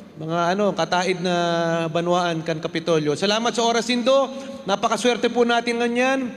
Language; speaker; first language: Filipino; non-native, local second language; Bikol